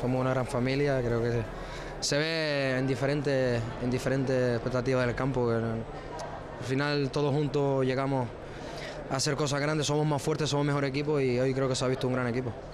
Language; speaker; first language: Spanish; native; Spanish